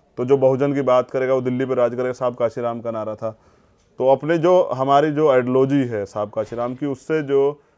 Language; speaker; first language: Hindi; native; Hindi